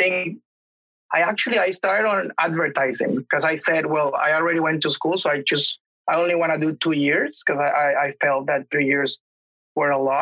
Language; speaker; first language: English; non-native, fluent; Spanish